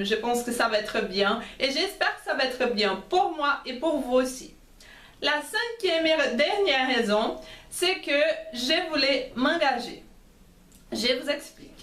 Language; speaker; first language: French; non-native, fluent; Portuguese